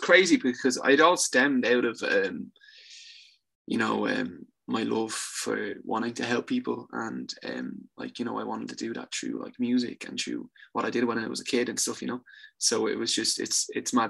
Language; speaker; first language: English; native; English